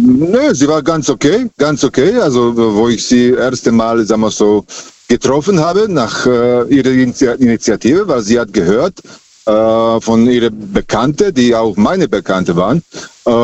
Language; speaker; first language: German; native; German